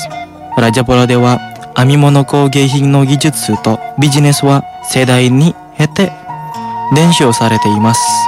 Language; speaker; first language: Japanese; non-native, fluent; Indonesian